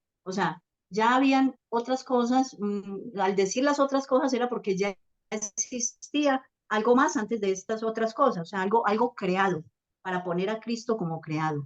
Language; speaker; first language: Spanish; native; Spanish